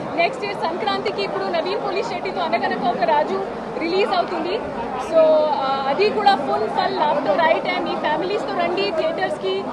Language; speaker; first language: Telugu; non-native, learner; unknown